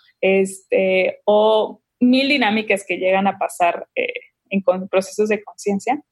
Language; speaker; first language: Spanish; native; Spanish